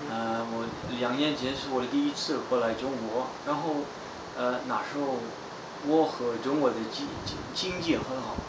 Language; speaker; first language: Chinese; non-native, fluent; Dutch